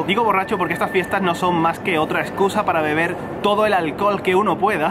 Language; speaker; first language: Spanish; native; Spanish